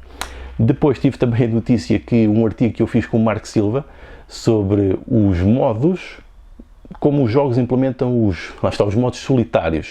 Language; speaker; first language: Portuguese; native; Portuguese